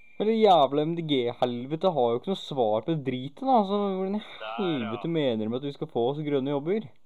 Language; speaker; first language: Norwegian; native; Norwegian